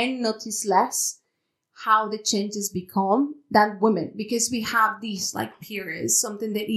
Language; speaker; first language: English; non-native, fluent; Spanish